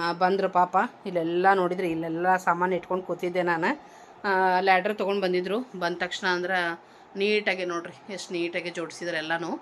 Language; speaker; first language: Kannada; native; Kannada